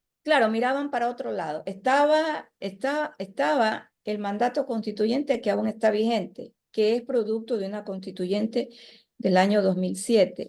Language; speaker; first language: Spanish; native; Spanish